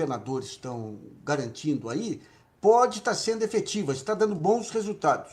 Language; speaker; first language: Portuguese; native; Portuguese